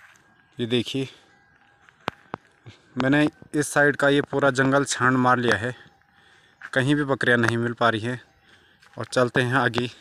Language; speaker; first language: Hindi; native; Hindi